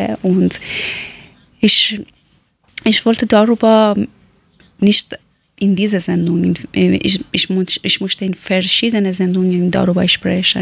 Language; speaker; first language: German; non-native, learner; Persian